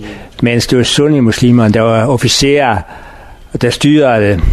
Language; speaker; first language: Danish; non-native, learner; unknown